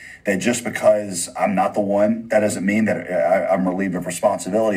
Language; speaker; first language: English; non-native, fluent; German